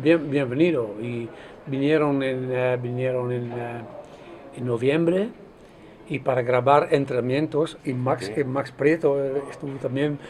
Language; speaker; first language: Spanish; non-native, fluent; Dutch